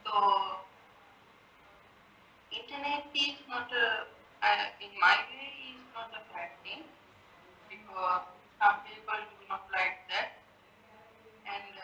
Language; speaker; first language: English; non-native, learner; Sinhala